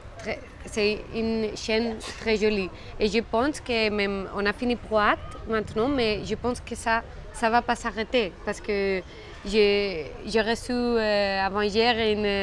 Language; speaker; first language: French; non-native, fluent; Spanish